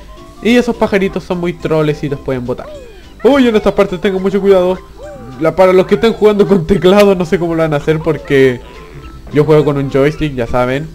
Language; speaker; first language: Spanish; native; Spanish